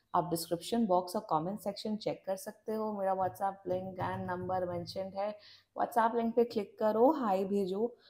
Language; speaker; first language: Hindi; native; Hindi